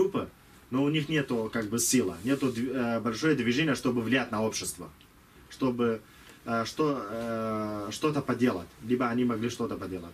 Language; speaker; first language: Russian; non-native, learner; Kurdish